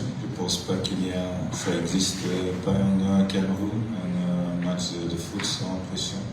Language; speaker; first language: French; non-native, fluent; Dutch